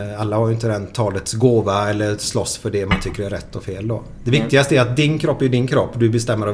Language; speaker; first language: Swedish; native; Swedish